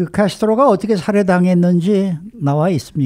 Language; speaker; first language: Korean; native; Korean